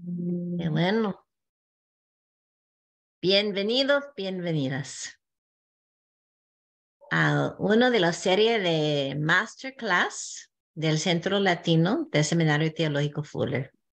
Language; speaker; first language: Spanish; non-native, fluent; English